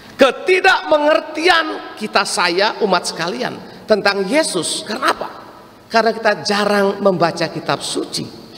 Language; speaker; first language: Indonesian; non-native, local second language; Balinese